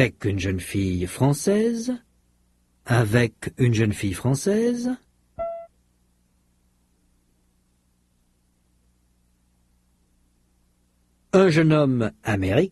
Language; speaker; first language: French; native; French